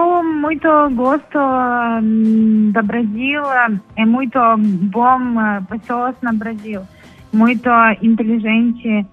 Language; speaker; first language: Portuguese; non-native, learner; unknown